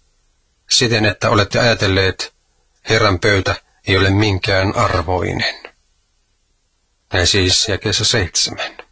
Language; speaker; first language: Finnish; native; Finnish